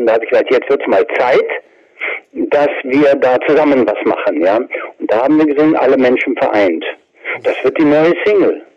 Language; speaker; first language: German; early bilingual, other home language; Italian